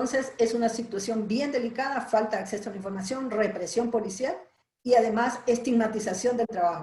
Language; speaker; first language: Spanish; native; Spanish